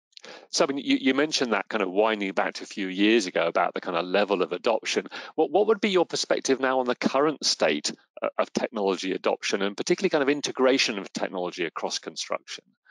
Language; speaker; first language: English; native; English